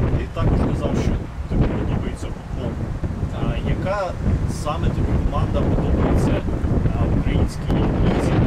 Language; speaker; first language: Ukrainian; native; Ukrainian